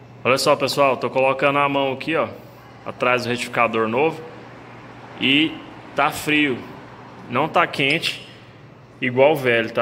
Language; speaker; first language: Portuguese; native; Portuguese